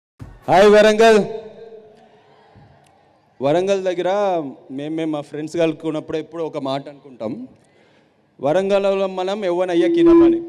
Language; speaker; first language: Telugu; native; Telugu